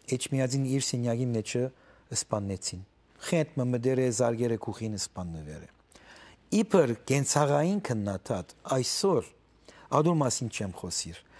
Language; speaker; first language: Armenian; early bilingual, heritage; Armenian